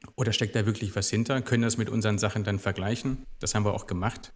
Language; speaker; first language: German; native; German